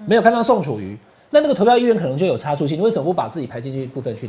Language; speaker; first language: Chinese; native; Chinese